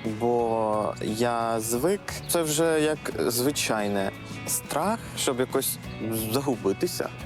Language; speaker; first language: Ukrainian; non-native, fluent; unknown